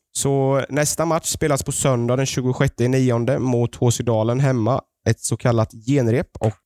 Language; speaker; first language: Swedish; native; Swedish